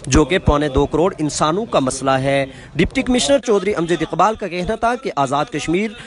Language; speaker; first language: Urdu; native; Urdu